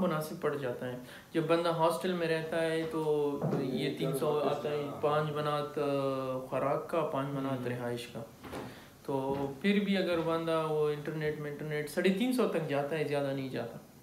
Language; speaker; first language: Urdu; non-native, local second language; Pashto